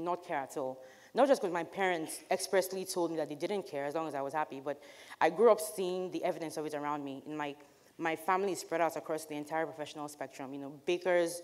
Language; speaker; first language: English; non-native, local second language; Igbo